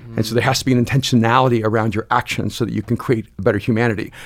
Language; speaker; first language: English; early bilingual, other home language; Spanish